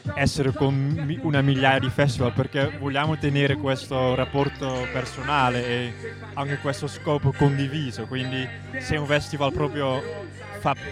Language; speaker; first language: Italian; non-native, fluent; Dutch